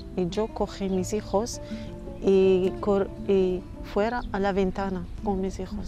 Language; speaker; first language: Spanish; non-native, learner; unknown